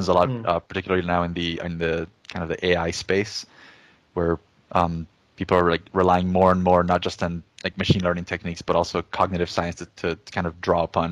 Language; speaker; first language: English; early bilingual, other home language; Spanish